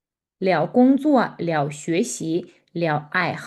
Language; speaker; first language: Chinese; non-native, fluent; Georgian